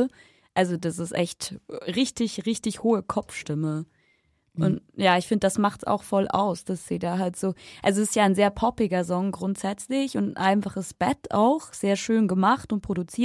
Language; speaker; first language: German; native; German